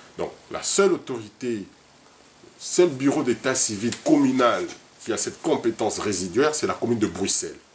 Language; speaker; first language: French; non-native, local second language; Lingala